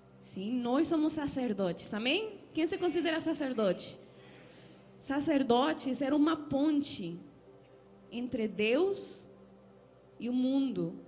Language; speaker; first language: Portuguese; non-native, fluent; Spanish